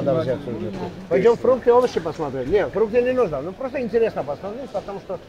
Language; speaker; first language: Russian; non-native, fluent; Armenian